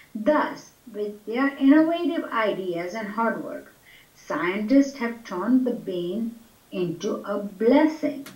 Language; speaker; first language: English; non-native, local second language; Gujarati